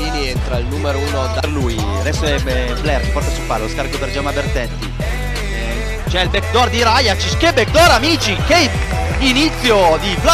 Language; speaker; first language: Italian; native; Italian